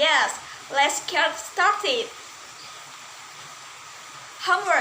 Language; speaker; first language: English; non-native, learner; Indonesian